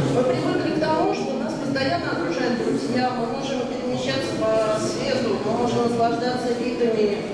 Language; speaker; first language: Russian; native; Russian